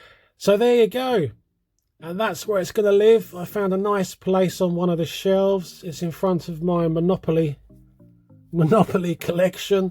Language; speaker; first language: English; native; English